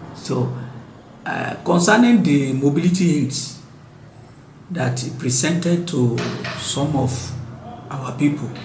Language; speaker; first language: English; non-native, local second language; Yoruba